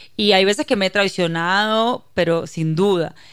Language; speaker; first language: Spanish; native; Spanish